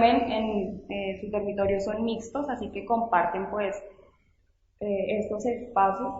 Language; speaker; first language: Spanish; native; Spanish